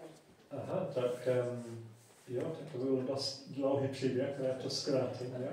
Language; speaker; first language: Czech; non-native, fluent; English